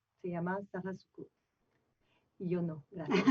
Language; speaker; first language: Spanish; non-native, fluent; French